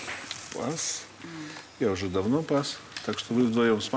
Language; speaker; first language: Russian; native; Russian